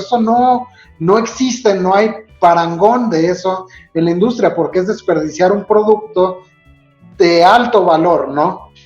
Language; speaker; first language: Spanish; native; Spanish